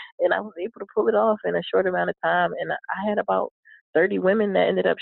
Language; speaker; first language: English; native; English